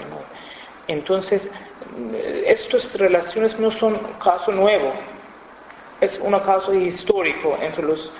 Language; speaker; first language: Spanish; non-native, fluent; Persian